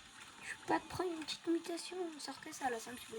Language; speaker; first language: French; native; French